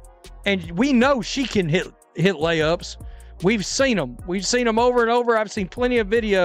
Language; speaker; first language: English; native; English